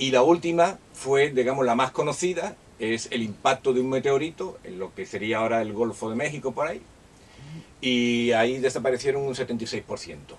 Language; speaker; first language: Spanish; native; Spanish